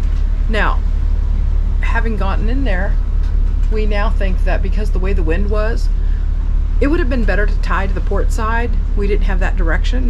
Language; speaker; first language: English; native; English